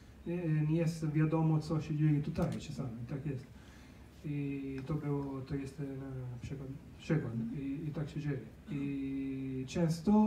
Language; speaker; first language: Polish; non-native, learner; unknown